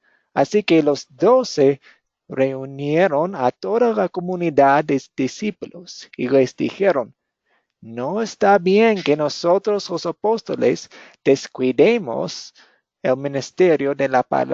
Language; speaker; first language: Spanish; non-native, fluent; English